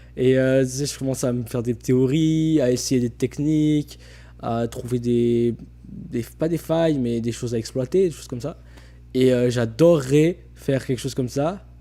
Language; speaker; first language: French; native; French